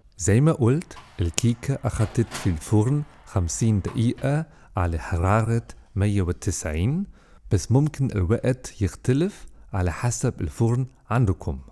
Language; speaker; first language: Egyptian Arabic; non-native, fluent; German